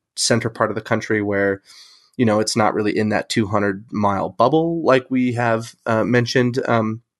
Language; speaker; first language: English; native; English